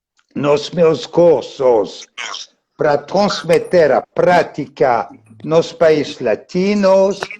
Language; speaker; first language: Portuguese; non-native, fluent; French